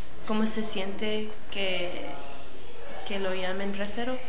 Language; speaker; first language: Spanish; early bilingual, other home language; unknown